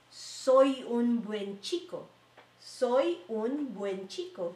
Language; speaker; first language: Spanish; non-native, learner; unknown